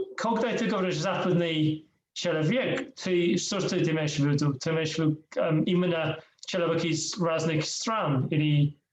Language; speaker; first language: Russian; non-native, learner; English